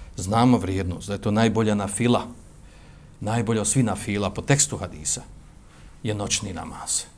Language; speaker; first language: Bosnian; native; Bosnian